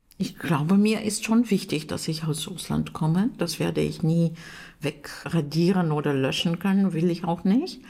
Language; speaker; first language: German; non-native, fluent; Russian